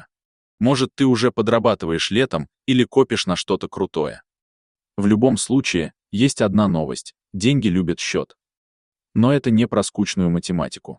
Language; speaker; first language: Russian; native; Russian